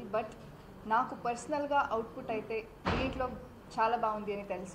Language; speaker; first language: Telugu; non-native, learner; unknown